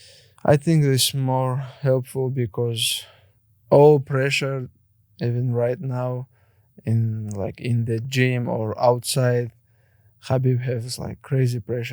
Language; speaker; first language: English; non-native, learner; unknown